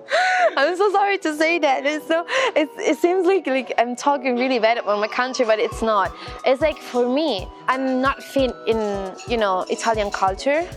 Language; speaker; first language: English; non-native, fluent; Italian